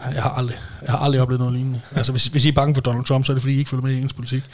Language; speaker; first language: Danish; native; Danish